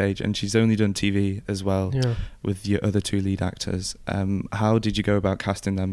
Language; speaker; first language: English; native; English